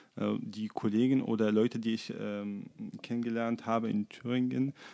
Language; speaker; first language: German; non-native, fluent; Arabic